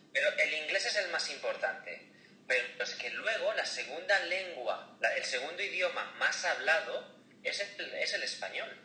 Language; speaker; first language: Spanish; native; Spanish